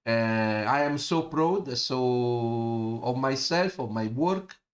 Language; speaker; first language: English; non-native, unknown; Italian